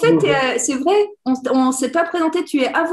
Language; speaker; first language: French; native; French